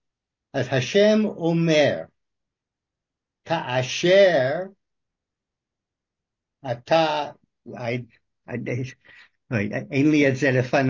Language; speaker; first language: Hebrew; non-native, fluent; English